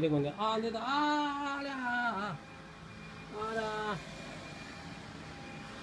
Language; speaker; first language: Japanese; native; Japanese